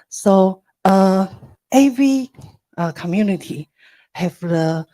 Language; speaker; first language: English; non-native, learner; Chinese